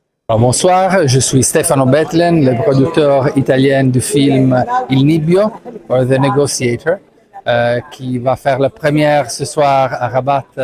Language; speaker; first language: French; non-native, fluent; Italian